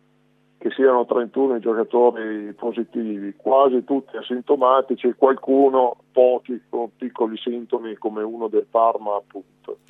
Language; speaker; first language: Italian; native; Italian